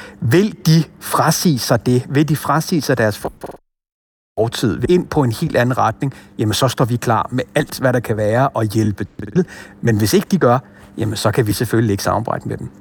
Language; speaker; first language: Danish; native; Danish